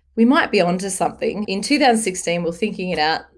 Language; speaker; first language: English; native; English